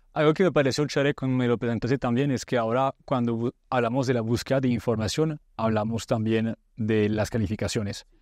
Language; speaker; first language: Spanish; non-native, fluent; French